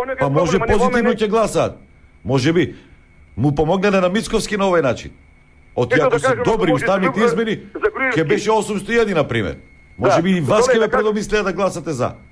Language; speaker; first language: Macedonian; native; Macedonian